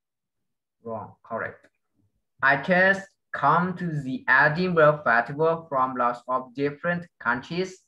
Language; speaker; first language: English; non-native, fluent; Vietnamese